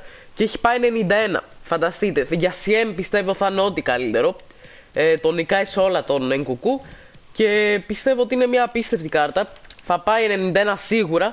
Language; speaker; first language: Greek; native; Greek